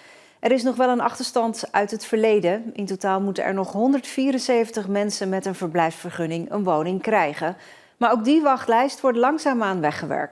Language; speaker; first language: Dutch; native; Dutch